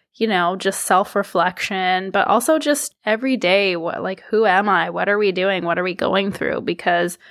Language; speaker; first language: English; native; English